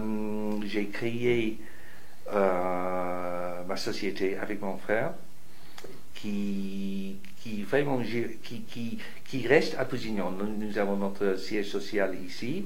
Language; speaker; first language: French; non-native, fluent; English